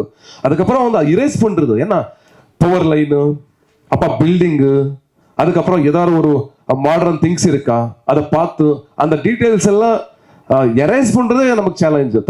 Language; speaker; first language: Tamil; non-native, local second language; Kannada